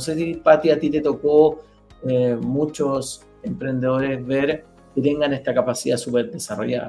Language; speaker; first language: Spanish; native; Spanish